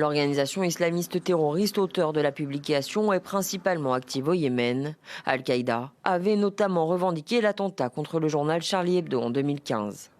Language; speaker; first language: French; native; French